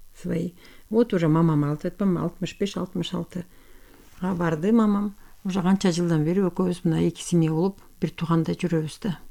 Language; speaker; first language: Kyrgyz; non-native, local second language; Turkish